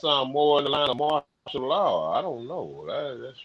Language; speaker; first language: English; native; English